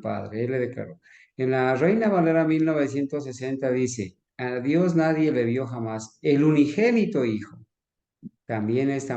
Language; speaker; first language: Spanish; native; Spanish